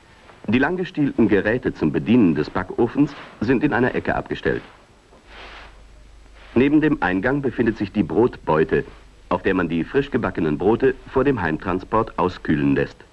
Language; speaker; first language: German; native; German